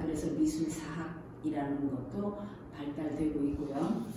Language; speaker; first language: Korean; native; Korean